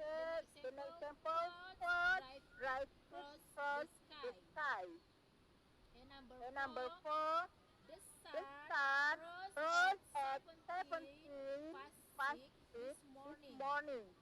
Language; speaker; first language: English; non-native, learner; Indonesian